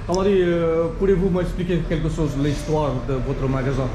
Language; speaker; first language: French; non-native, learner; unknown